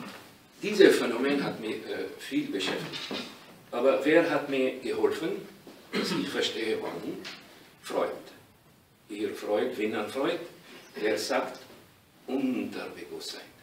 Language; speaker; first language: German; non-native, learner; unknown